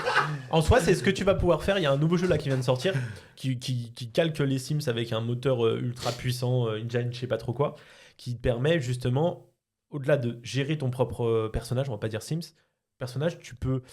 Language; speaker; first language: French; native; French